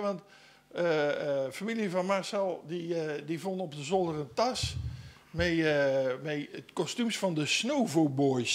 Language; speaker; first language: Dutch; native; Dutch